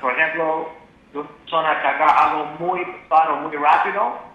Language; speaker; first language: Spanish; non-native, learner; English